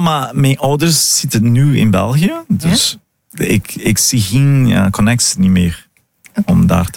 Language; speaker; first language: Dutch; non-native, fluent; Portuguese